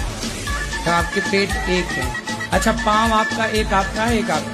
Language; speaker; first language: Hindi; native; Hindi